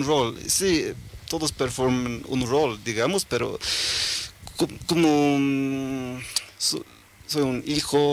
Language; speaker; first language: Spanish; early bilingual, heritage; Norwegian